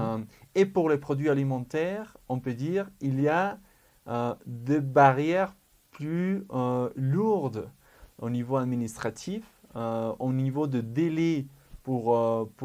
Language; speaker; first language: French; non-native, fluent; Spanish